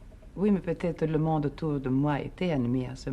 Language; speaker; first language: French; non-native, fluent; Swedish